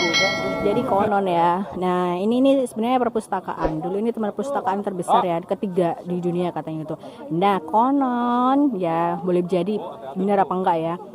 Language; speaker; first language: Indonesian; native; Indonesian